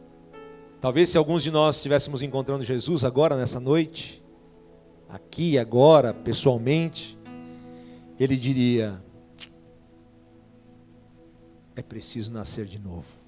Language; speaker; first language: Portuguese; native; Portuguese